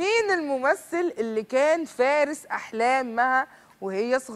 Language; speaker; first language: Arabic; native; Arabic